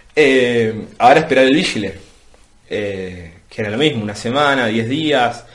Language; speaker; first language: Spanish; native; Spanish